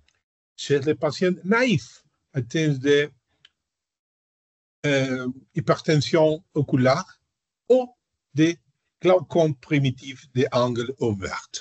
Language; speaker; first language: French; non-native, learner; Spanish